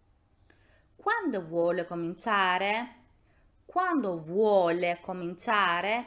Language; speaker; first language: Italian; non-native, fluent; Albanian